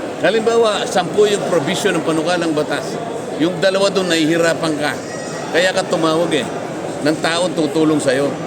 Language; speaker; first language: Filipino; native; Filipino